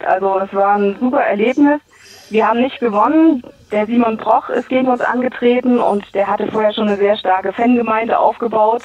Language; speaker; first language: German; native; German